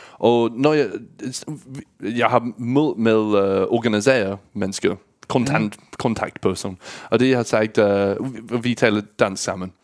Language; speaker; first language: Danish; non-native, learner; English